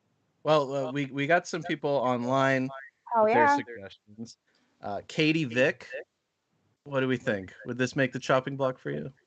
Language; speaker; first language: English; native; English